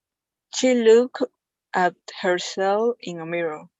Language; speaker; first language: English; non-native, learner; Spanish